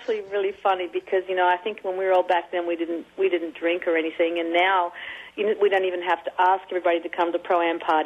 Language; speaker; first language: English; native; English